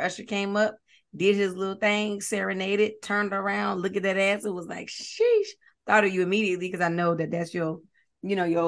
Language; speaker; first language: English; native; English